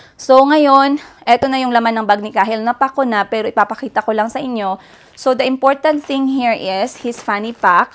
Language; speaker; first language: Filipino; native; Filipino